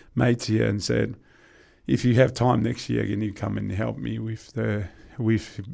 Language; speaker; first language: English; non-native, fluent; Tongan